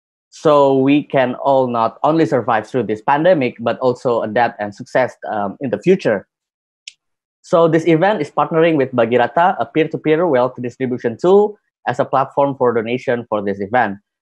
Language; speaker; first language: English; non-native, fluent; Indonesian